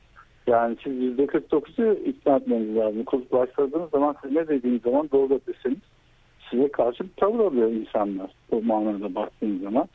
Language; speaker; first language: Turkish; native; Turkish